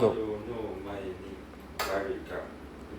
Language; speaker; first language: Japanese; non-native, learner; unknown